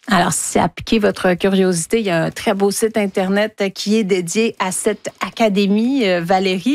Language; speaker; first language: French; native; French